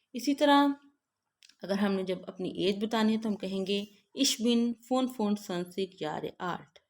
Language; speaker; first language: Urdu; native; Urdu